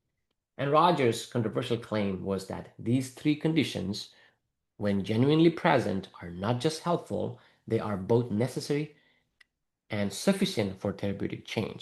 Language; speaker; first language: English; non-native, fluent; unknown